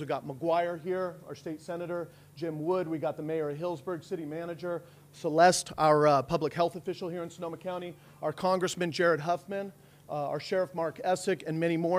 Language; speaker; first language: English; native; English